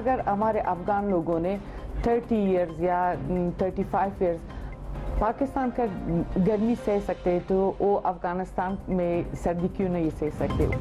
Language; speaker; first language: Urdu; non-native, fluent; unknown